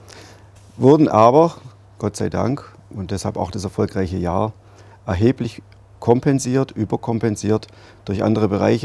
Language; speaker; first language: German; native; German